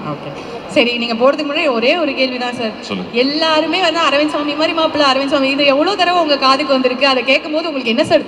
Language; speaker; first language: Tamil; native; Tamil